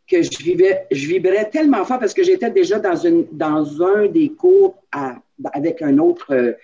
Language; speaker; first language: French; native; French